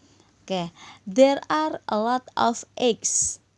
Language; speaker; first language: English; non-native, fluent; Indonesian